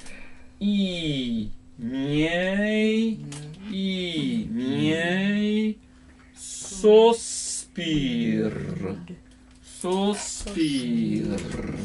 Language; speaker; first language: Japanese; non-native, learner; Italian